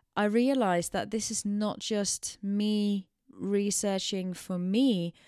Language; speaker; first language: English; non-native, fluent; Dutch